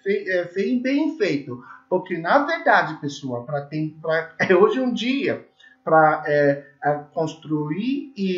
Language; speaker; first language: Portuguese; non-native, learner; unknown